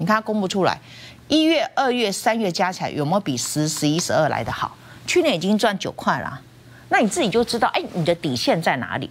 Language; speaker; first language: Chinese; native; Chinese